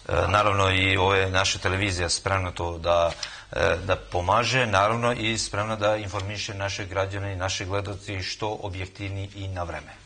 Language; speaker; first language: Serbian; non-native, local second language; Albanian